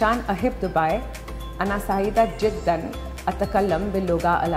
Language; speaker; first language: Arabic; non-native, fluent; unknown